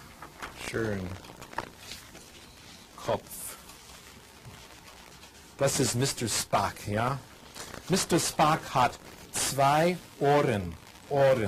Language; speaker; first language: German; non-native, learner; English